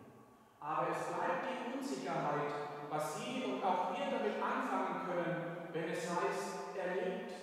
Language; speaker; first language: German; native; German